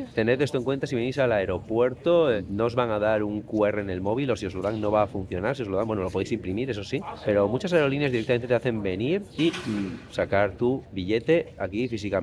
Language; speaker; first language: Spanish; native; Spanish